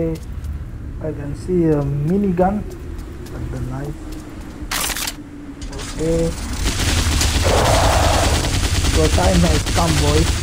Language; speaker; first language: English; non-native, learner; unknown